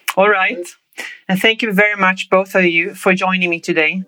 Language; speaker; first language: English; non-native, fluent; Swedish